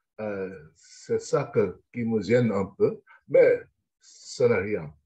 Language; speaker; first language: French; non-native, learner; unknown